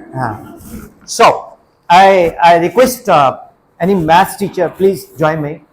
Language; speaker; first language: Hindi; non-native, local second language; Punjabi